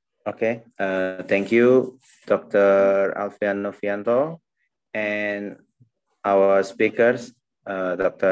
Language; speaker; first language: English; non-native, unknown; Indonesian